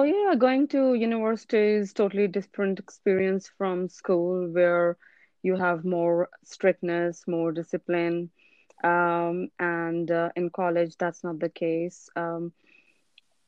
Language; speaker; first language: English; non-native, local second language; Urdu